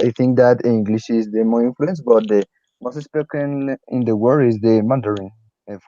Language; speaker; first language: English; non-native, learner; Spanish